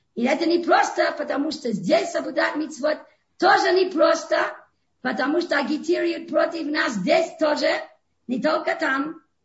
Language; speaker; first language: Russian; non-native, fluent; English